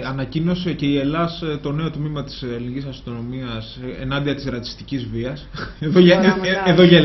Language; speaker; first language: Greek; native; Greek